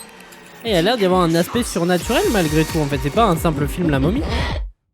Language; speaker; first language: French; native; French